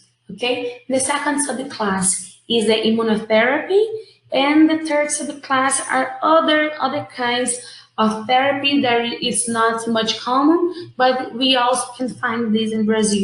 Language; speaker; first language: English; non-native, fluent; Portuguese